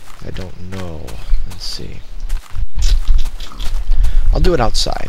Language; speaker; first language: English; native; English